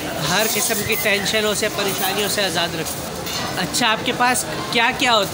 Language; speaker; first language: Hindi; native; Hindi